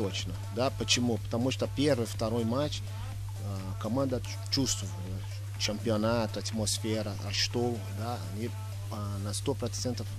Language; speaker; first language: Russian; non-native, fluent; Portuguese